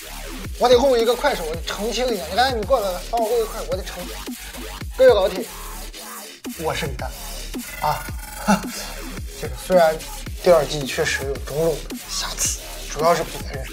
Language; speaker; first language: Chinese; native; Chinese